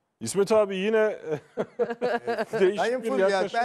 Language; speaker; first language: Turkish; native; Turkish